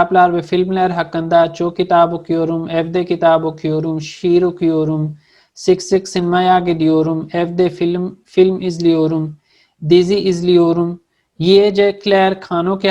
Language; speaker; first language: Turkish; non-native, fluent; Urdu